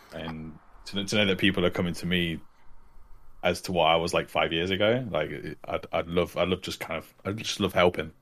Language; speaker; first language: English; native; English